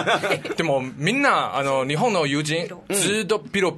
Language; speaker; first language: Japanese; non-native, learner; Chinese